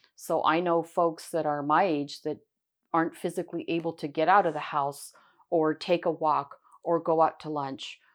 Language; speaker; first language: English; native; English